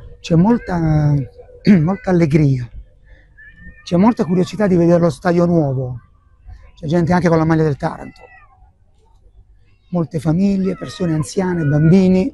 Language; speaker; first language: Italian; native; Italian